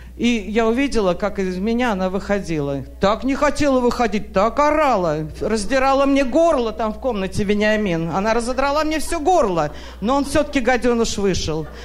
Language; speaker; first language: Russian; native; Russian